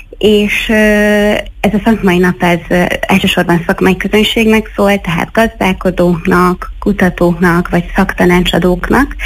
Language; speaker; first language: Hungarian; native; Hungarian